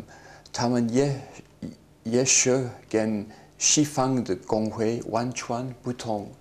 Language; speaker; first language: Chinese; non-native, learner; English